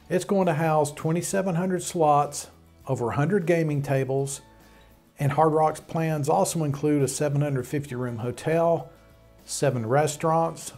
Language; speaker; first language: English; native; English